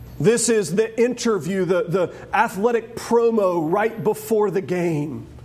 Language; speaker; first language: English; native; English